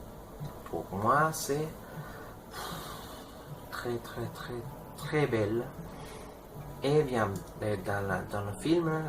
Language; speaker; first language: French; non-native, learner; Spanish